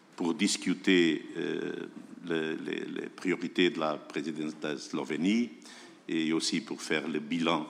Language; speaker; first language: French; non-native, fluent; Portuguese